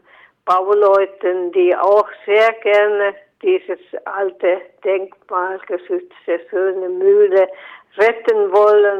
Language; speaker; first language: German; non-native, fluent; Finnish